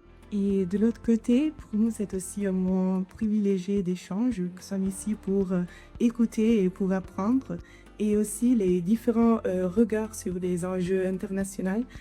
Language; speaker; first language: French; non-native, local second language; Italian